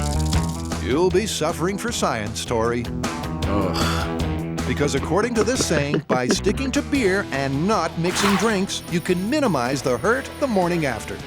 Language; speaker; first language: English; native; English